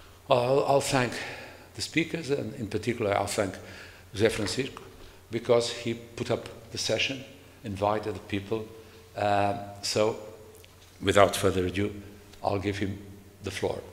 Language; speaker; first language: English; non-native, fluent; Portuguese